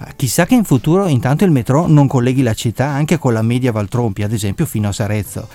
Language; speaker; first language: Italian; native; Italian